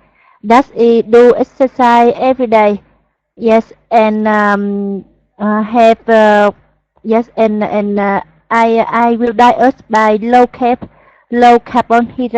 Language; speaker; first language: English; non-native, learner; Vietnamese